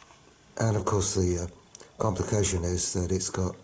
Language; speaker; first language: English; native; English